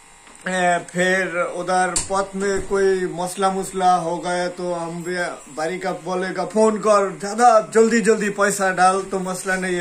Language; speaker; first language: Hindi; non-native, learner; Bangla